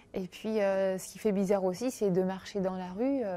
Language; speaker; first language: French; native; French